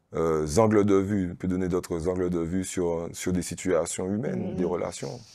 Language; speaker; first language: French; native; French